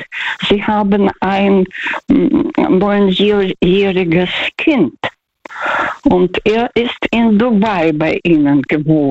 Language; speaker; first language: German; non-native, fluent; Russian